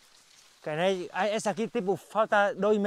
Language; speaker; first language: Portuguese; non-native, learner; Vietnamese